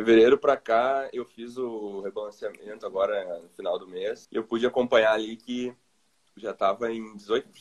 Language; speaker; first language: Portuguese; native; Portuguese